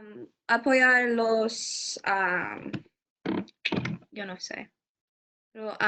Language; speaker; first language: Spanish; non-native, learner; English